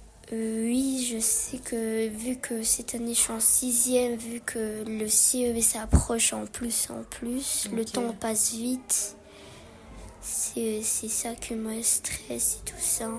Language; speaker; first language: French; early bilingual, other home language; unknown